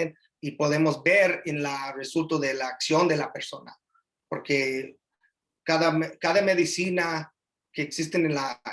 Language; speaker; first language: Spanish; early bilingual, heritage; English